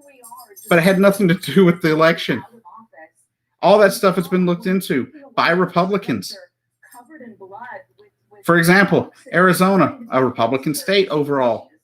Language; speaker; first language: English; native; English